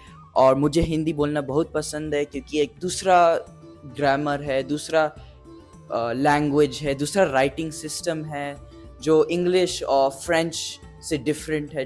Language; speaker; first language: Hindi; early bilingual, heritage; English